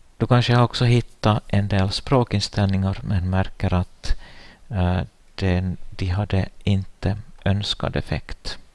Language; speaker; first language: Swedish; native; Swedish